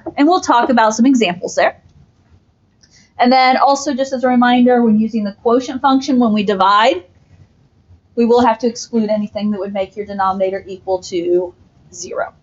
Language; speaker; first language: English; native; English